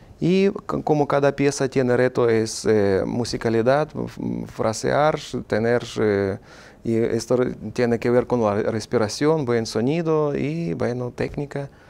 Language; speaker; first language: Spanish; non-native, fluent; Russian